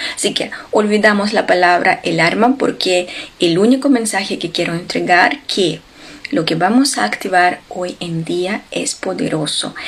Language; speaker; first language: Spanish; non-native, fluent; Ukrainian